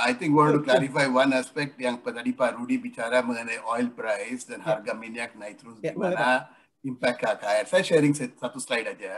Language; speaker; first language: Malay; non-native, fluent; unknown